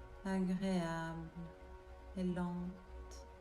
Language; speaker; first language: French; native; French